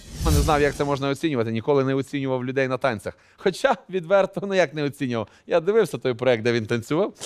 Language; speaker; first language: Ukrainian; native; Ukrainian